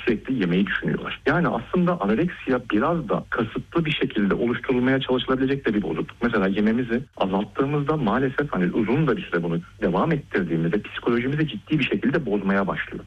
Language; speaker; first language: Turkish; native; Turkish